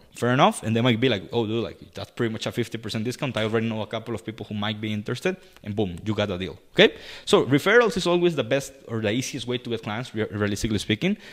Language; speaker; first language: English; non-native, fluent; Spanish